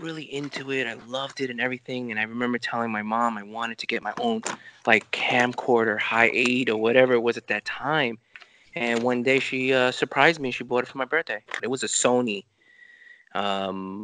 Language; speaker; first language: English; early bilingual, other home language; Spanish